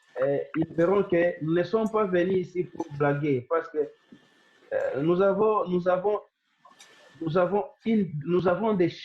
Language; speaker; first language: French; non-native, local second language; Swahili